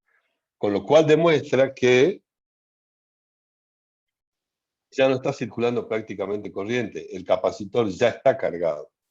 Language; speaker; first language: Spanish; native; Spanish